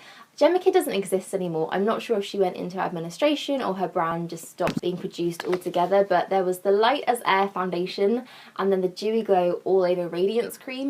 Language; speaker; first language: English; native; English